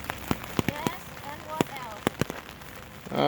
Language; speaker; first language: English; non-native, learner; Indonesian